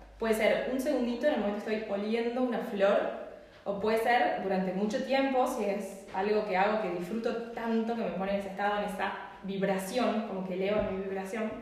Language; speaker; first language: Spanish; native; Spanish